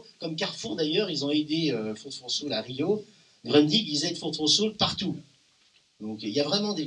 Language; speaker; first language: French; native; French